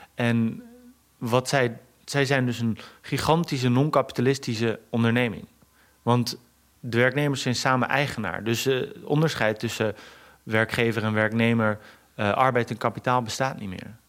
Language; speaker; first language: Dutch; native; Dutch